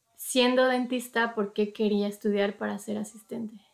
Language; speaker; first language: Spanish; native; Spanish